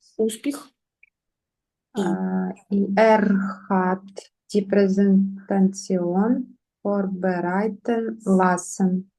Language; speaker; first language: German; non-native, learner; Ukrainian